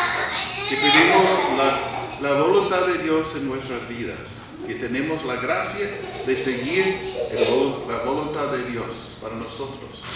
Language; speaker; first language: Spanish; non-native, fluent; English